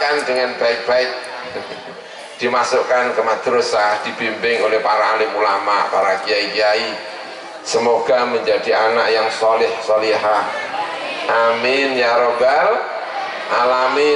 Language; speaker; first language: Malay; non-native, local second language; Javanese